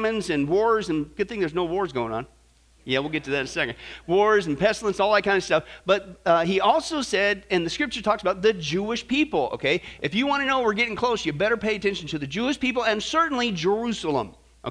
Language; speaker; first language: English; native; English